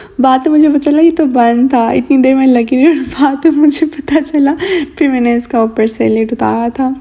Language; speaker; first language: Urdu; native; Urdu